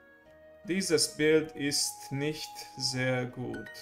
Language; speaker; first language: German; non-native, learner; English